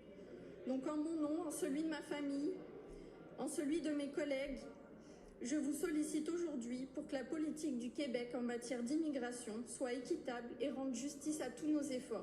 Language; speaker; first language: French; native; French